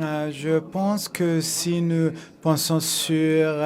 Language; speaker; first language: French; non-native, fluent; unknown